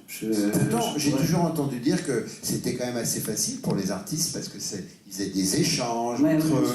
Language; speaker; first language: French; native; French